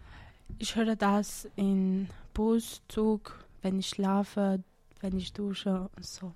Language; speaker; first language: German; non-native, fluent; Albanian